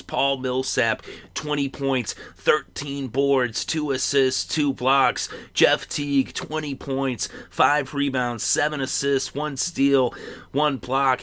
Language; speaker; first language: English; native; English